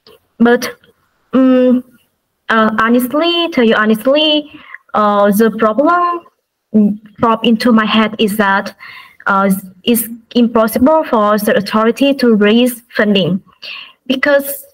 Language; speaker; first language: English; non-native, learner; Vietnamese